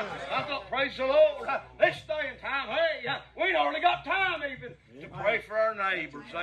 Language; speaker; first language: English; native; English